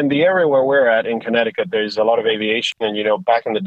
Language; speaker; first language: English; non-native, fluent; Spanish